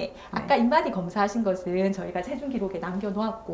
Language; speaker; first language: Korean; native; Korean